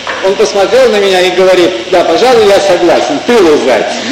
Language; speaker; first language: Russian; native; Russian